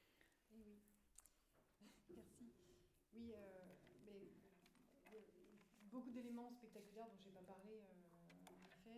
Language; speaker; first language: French; native; French